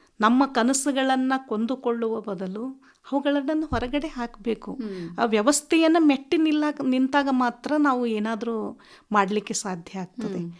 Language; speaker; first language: Kannada; native; Kannada